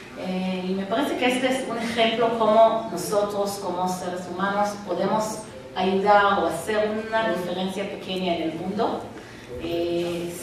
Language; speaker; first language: Spanish; non-native, fluent; Hebrew